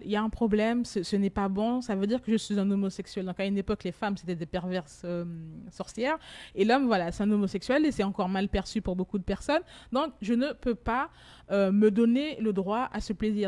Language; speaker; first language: French; native; French